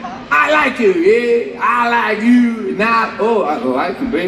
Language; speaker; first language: English; non-native, learner; Polish